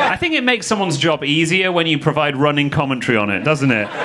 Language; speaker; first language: English; native; English